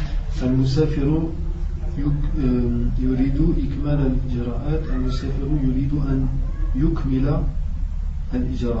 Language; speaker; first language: Arabic; non-native, learner; French